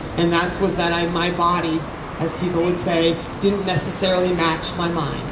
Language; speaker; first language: English; native; English